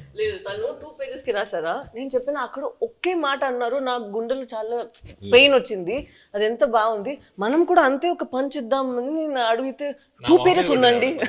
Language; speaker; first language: Telugu; non-native, fluent; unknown